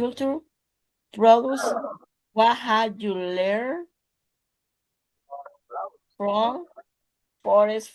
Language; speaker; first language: English; non-native, learner; Spanish